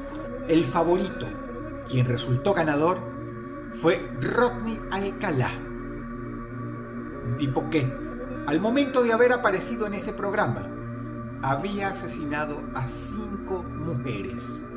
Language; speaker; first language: Spanish; native; Spanish